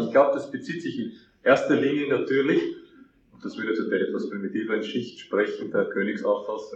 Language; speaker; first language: German; native; German